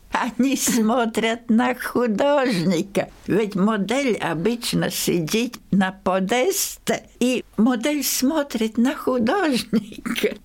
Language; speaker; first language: Russian; non-native, local second language; Latvian